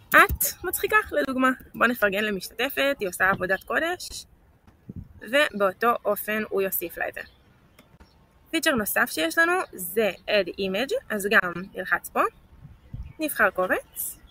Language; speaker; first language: Hebrew; native; Hebrew